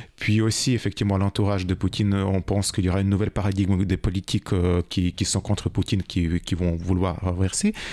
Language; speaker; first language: French; non-native, fluent; Ukrainian